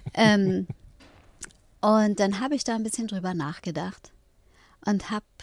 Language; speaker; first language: German; native; German